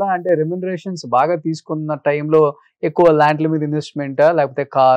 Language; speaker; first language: Telugu; native; Telugu